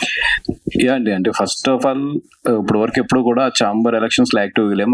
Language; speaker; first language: Telugu; native; Telugu